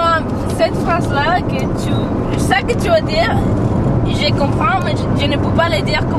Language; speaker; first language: French; non-native, learner; Spanish